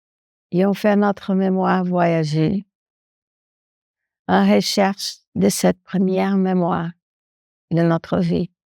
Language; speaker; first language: French; non-native, fluent; Portuguese